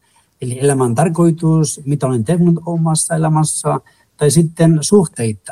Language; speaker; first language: Finnish; non-native, fluent; Spanish